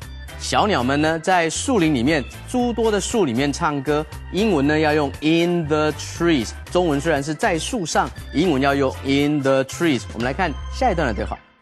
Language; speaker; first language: Chinese; native; Chinese